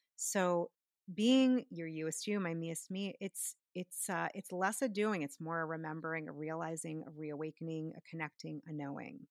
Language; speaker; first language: English; native; English